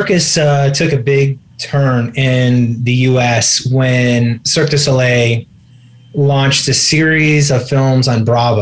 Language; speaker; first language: English; native; English